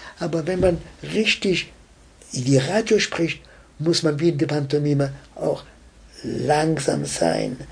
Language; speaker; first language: German; non-native, fluent; French